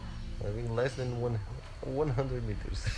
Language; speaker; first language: English; non-native, learner; Portuguese